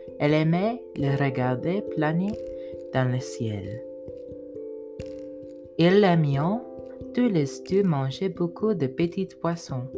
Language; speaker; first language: French; non-native, learner; English